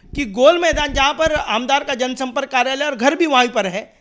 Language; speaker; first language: Hindi; non-native, local second language; Marathi